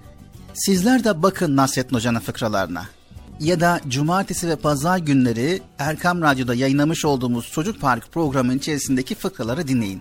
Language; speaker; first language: Turkish; native; Turkish